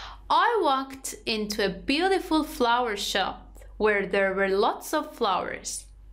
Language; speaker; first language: English; non-native, fluent; Persian